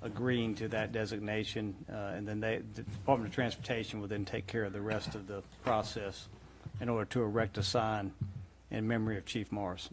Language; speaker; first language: English; native; English